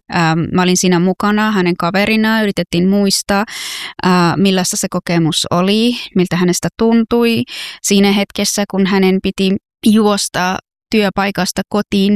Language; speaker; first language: Finnish; non-native, fluent; Persian